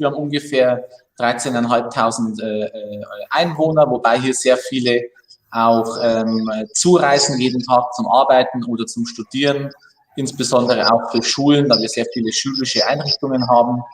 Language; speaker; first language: German; native; German